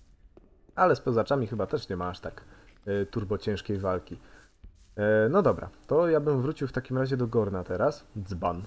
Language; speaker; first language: Polish; native; Polish